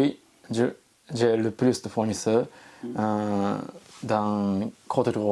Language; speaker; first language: French; non-native, learner; Japanese